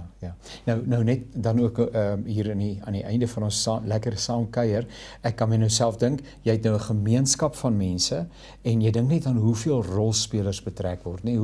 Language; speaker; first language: Afrikaans; native; Afrikaans